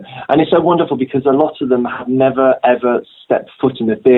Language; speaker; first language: English; native; English